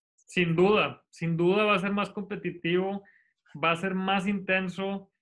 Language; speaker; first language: Spanish; native; Spanish